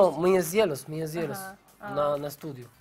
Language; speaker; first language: Russian; non-native, learner; Spanish